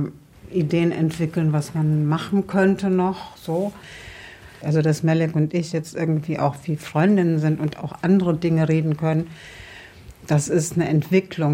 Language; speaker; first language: German; native; German